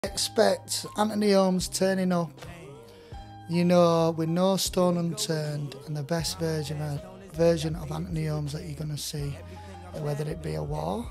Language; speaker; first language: English; native; English